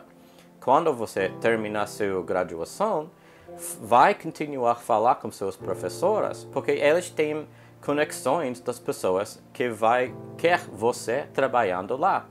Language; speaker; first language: Portuguese; non-native, learner; English